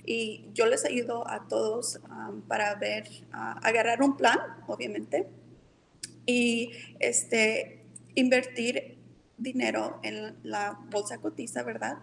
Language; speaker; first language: Spanish; early bilingual, heritage; Spanish